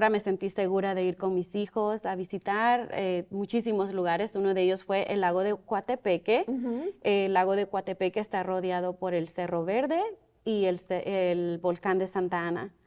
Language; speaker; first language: Spanish; early bilingual, other home language; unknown